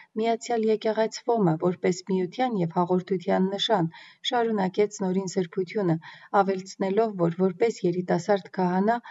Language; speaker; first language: Armenian; early bilingual, heritage; Armenian